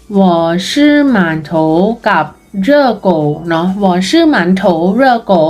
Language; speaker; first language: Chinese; non-native, fluent; Thai